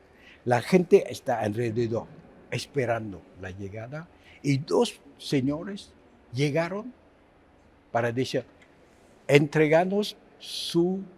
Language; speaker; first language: Spanish; non-native, fluent; Haitian Creole